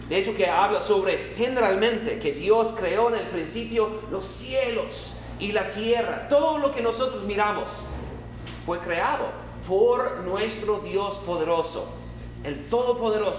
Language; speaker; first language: Spanish; non-native, fluent; English